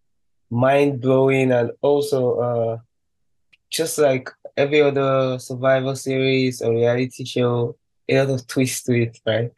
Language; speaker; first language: English; non-native, local second language; Igbo